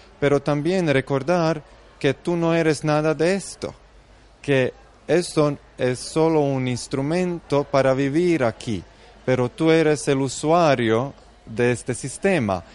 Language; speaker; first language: Spanish; non-native, fluent; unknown